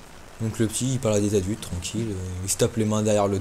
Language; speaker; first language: French; native; French